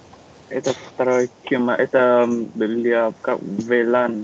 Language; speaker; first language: Russian; non-native, learner; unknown